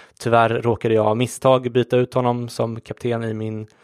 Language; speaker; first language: Swedish; native; Swedish